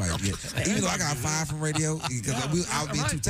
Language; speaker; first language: English; native; English